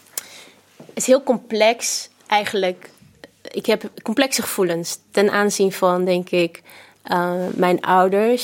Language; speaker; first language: Dutch; early bilingual, other home language; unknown